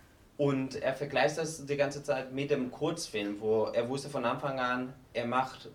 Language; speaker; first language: German; non-native, fluent; Spanish